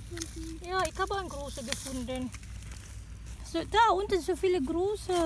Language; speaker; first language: German; non-native, learner; Filipino